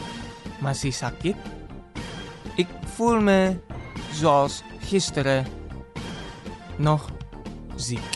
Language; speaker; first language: Dutch; non-native, fluent; Indonesian